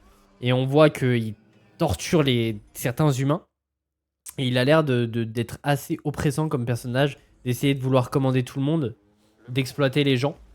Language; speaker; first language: French; native; French